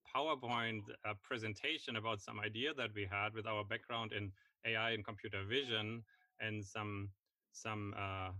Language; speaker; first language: English; non-native, fluent; German